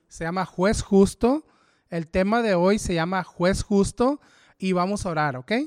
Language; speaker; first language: Spanish; early bilingual, heritage; Spanish